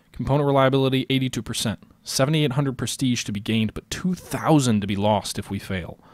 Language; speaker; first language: English; native; English